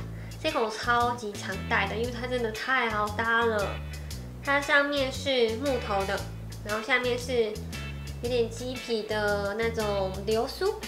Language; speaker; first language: Chinese; native; Chinese